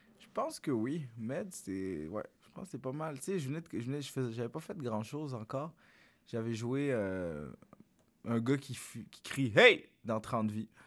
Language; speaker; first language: French; early bilingual, other home language; Arabic